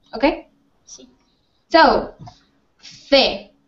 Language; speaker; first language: English; non-native, fluent; Spanish